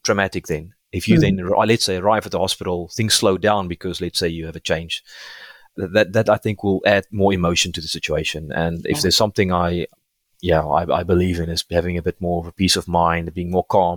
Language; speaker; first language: English; non-native, local second language; Afrikaans